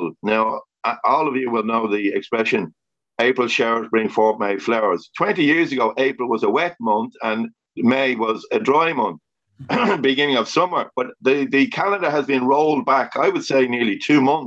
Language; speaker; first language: English; native; English